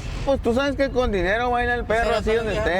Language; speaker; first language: Spanish; native; Spanish